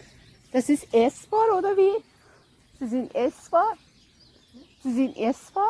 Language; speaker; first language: German; non-native, learner; Persian